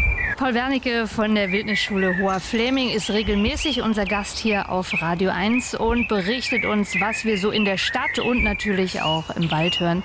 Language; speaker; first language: German; native; German